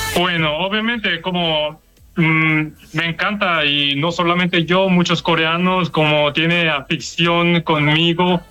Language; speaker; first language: Spanish; non-native, learner; Korean